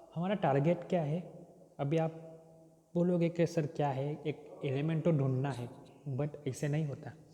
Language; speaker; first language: Hindi; non-native, local second language; Marathi